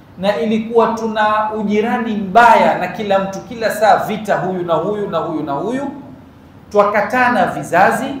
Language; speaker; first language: Swahili; native; Swahili